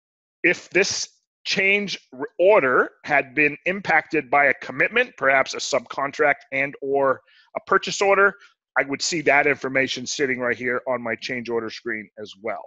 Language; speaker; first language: English; native; English